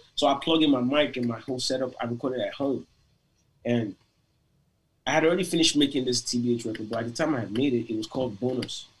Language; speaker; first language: English; non-native, local second language; Igbo